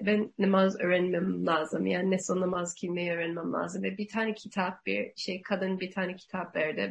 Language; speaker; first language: Turkish; non-native, learner; English